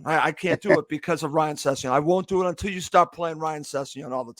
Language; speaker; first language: English; native; English